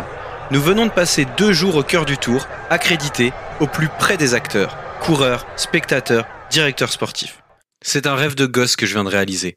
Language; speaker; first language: French; native; French